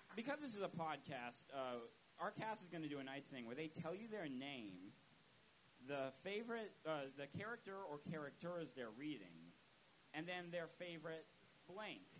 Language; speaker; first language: English; native; English